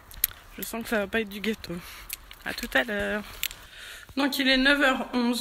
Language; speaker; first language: French; native; French